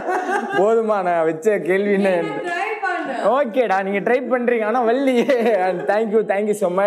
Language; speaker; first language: Tamil; native; Tamil